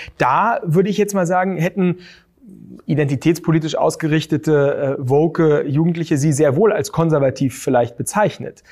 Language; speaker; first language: German; native; German